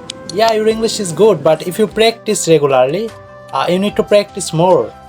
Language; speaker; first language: English; non-native, fluent; Bangla